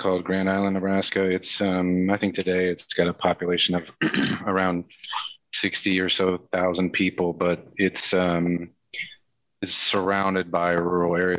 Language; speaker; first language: English; native; English